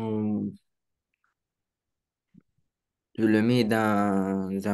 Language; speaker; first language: French; non-native, learner; Romanian